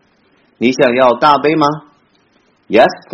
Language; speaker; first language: Chinese; non-native, fluent; English